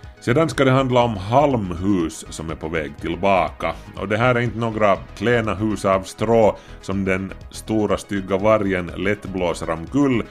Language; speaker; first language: Swedish; native; Swedish